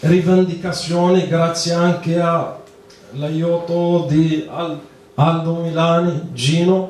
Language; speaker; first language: Italian; non-native, fluent; Arabic